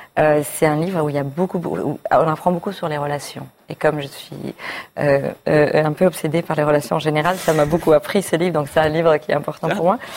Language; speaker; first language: French; early bilingual, other home language; Hebrew